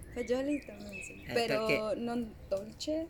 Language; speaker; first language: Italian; non-native, learner; Spanish